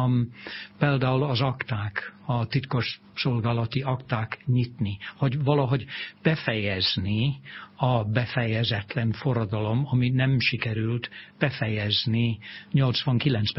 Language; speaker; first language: Hungarian; non-native, fluent; English